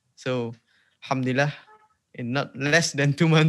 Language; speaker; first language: English; non-native, local second language; Malay